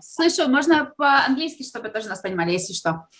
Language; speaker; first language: Russian; native; Russian